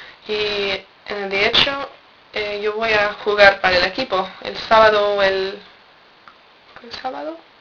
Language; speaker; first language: Spanish; non-native, fluent; English